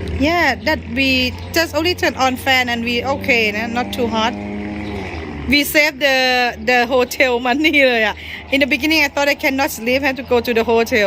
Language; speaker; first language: English; non-native, learner; Thai